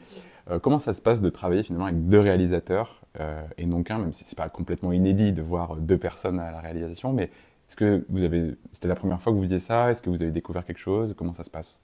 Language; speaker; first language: French; native; French